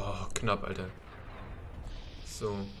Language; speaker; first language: German; native; German